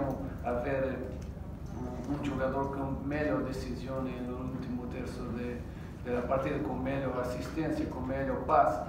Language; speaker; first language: Italian; non-native, fluent; Portuguese